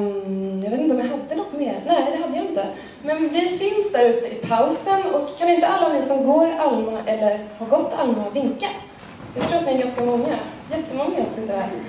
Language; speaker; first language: Swedish; native; Swedish